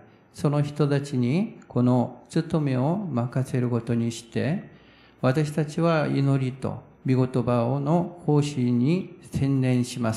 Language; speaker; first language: Japanese; non-native, fluent; Korean